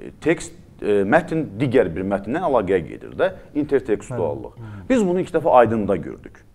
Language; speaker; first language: Azerbaijani; native; Azerbaijani